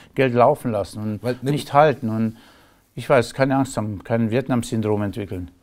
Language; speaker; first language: German; non-native, fluent; Romanian